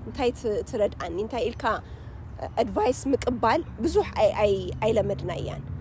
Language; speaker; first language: Tigrinya; early bilingual, heritage; Tigrinya